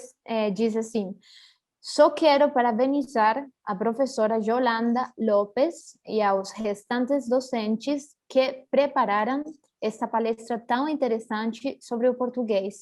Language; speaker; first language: Portuguese; early bilingual, heritage; Portuguese